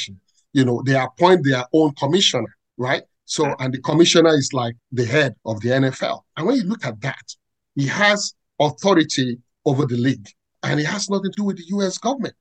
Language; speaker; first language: English; non-native, local second language; Yoruba